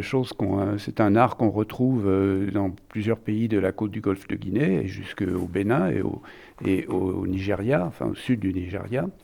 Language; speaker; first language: French; native; French